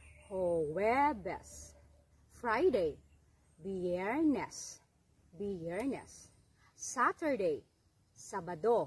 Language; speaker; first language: Cebuano; native; Cebuano